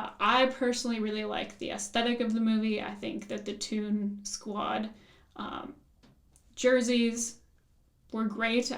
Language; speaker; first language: English; native; English